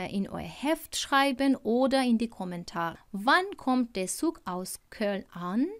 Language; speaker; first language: German; non-native, fluent; Persian